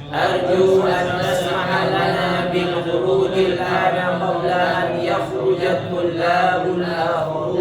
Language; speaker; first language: Arabic; non-native, learner; Indonesian